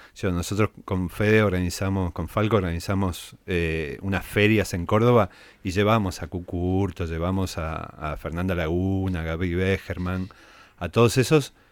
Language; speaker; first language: Spanish; native; Spanish